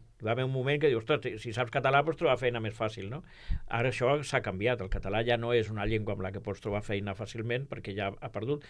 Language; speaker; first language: Catalan; native; Catalan